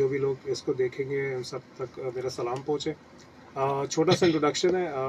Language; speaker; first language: Urdu; native; Urdu